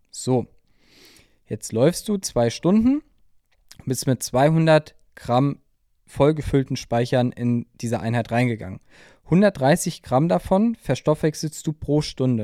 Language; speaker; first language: German; native; German